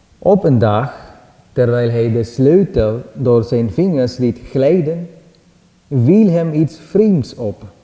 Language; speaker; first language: Dutch; non-native, fluent; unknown